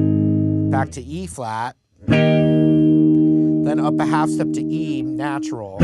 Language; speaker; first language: English; native; English